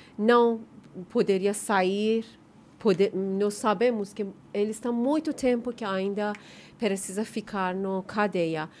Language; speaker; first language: Portuguese; non-native, learner; Persian